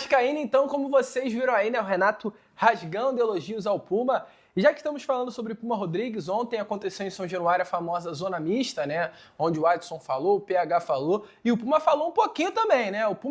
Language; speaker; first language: Portuguese; native; Portuguese